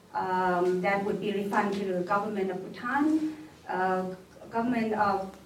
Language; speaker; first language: English; non-native, fluent; Thai